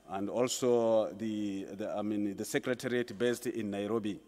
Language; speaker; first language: English; non-native, local second language; Swahili